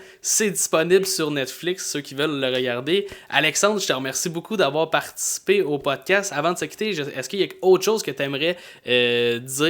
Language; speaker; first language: French; native; French